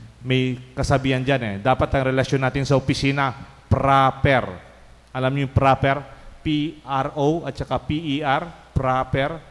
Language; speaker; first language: Filipino; non-native, local second language; Pampanga